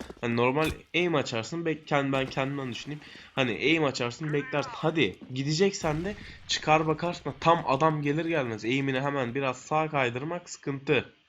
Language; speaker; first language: Turkish; native; Turkish